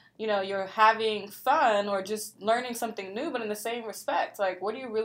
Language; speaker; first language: English; native; English